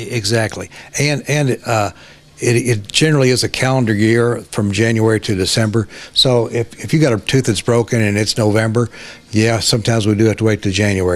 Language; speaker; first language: English; native; English